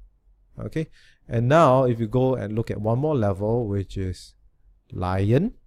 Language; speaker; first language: English; native; English